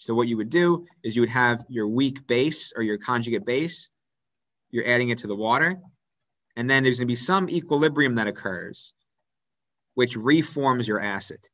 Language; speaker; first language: English; native; English